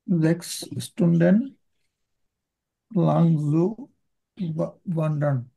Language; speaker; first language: German; non-native, learner; Bangla